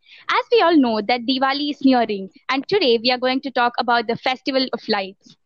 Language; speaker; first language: English; non-native, local second language; Tamil